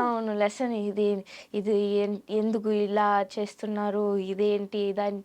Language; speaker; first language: Telugu; non-native, learner; Tamil